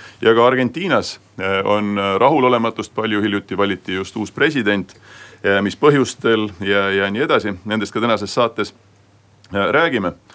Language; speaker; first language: Estonian; native; Estonian